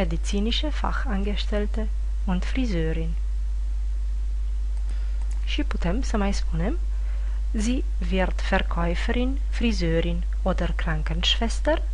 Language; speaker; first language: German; non-native, fluent; Romanian